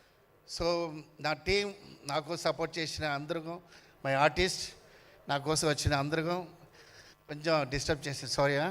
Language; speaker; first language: Telugu; non-native, learner; Tamil